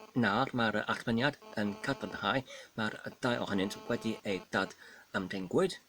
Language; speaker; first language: Welsh; non-native, learner; Polish